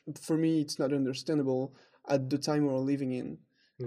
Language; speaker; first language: English; non-native, fluent; French